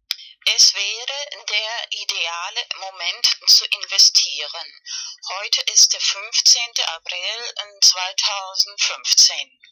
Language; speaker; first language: German; non-native, learner; Spanish